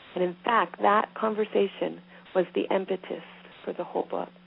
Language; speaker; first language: English; native; English